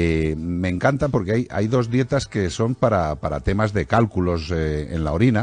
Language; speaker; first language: Spanish; native; Spanish